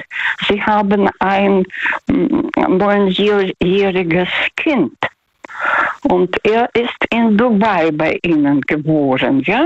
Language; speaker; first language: German; non-native, learner; Russian